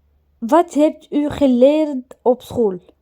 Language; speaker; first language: Dutch; non-native, learner; Arabic